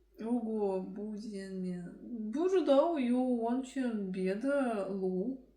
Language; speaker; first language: Chinese; non-native, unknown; Russian